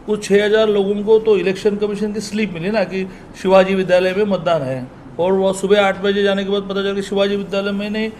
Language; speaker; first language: Hindi; non-native, local second language; Marathi